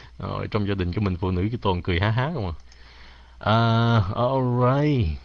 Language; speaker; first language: Vietnamese; early bilingual, heritage; Vietnamese